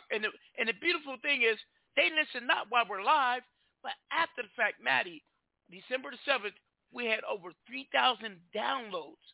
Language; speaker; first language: English; native; English